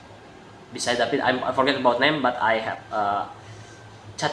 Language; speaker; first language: English; non-native, learner; Indonesian